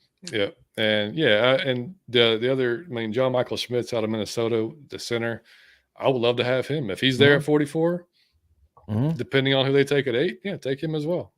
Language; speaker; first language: English; native; English